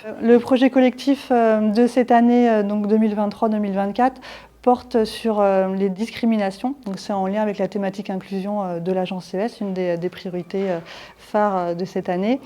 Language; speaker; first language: French; native; French